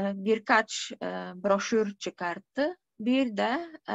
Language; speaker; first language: Turkish; non-native, fluent; Polish